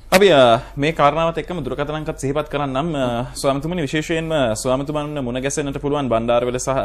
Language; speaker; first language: Sinhala; native; Sinhala